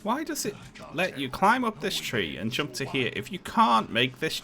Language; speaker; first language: English; native; English